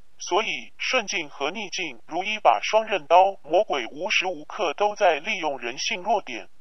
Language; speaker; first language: Chinese; non-native, local second language; Cantonese